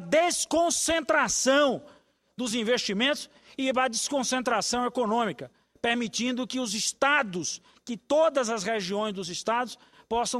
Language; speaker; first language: Portuguese; native; Portuguese